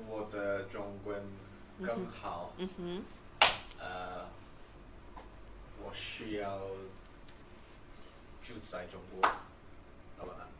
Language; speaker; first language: Chinese; non-native, learner; English